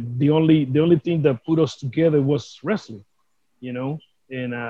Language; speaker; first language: English; non-native, learner; Spanish